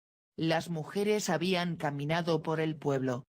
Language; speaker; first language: Spanish; non-native, fluent; Dutch